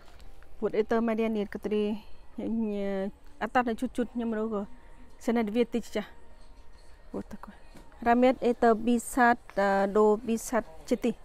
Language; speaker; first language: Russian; non-native, learner; Tajik